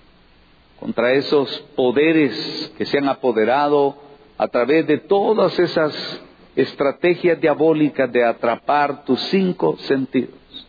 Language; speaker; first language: Spanish; native; Spanish